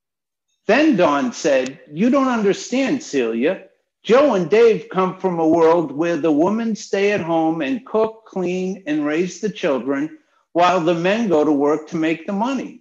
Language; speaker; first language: English; native; English